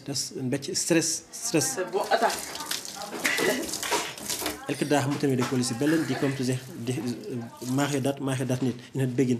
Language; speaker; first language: Dutch; non-native, fluent; French